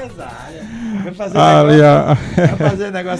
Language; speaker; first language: Portuguese; native; Portuguese